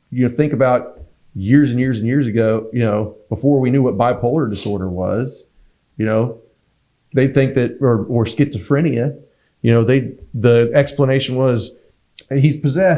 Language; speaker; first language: English; native; English